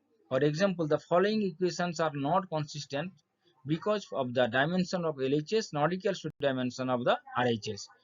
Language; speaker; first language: English; non-native, local second language; Bangla